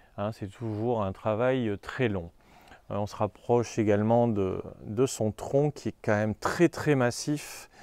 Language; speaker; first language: French; native; French